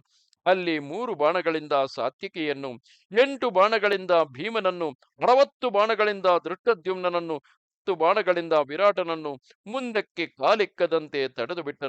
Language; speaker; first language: Kannada; native; Kannada